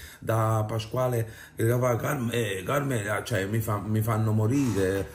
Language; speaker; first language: Italian; native; Italian